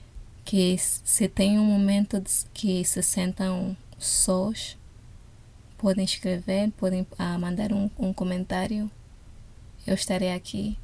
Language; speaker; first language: Portuguese; non-native, fluent; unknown